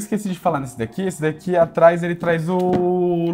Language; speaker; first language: Portuguese; native; Portuguese